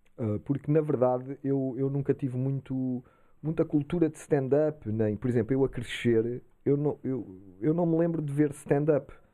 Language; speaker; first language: Portuguese; early bilingual, heritage; Portuguese